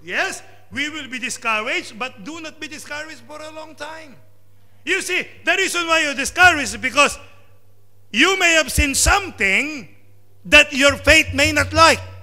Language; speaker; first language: English; non-native, local second language; Filipino